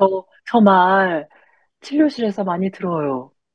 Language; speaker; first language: Korean; native; Korean